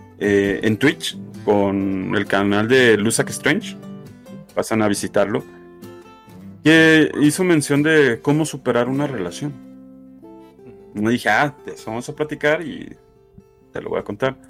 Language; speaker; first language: Spanish; native; Spanish